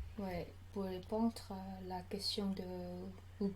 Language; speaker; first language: French; non-native, learner; Khmer